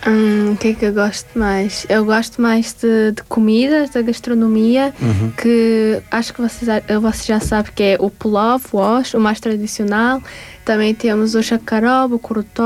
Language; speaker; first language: Portuguese; early bilingual, other home language; Tajik